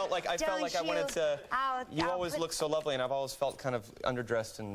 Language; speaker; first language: English; native; English